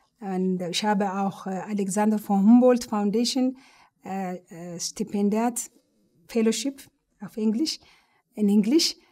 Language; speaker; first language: German; non-native, learner; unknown